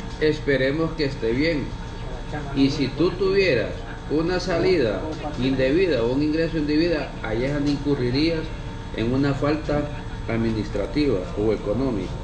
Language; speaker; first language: Spanish; native; Spanish